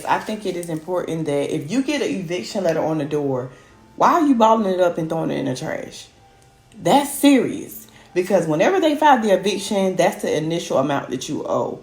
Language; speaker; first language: English; native; English